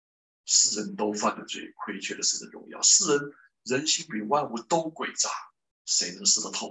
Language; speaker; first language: Chinese; native; Chinese